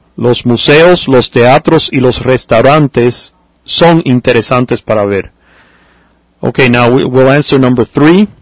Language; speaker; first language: Spanish; native; Spanish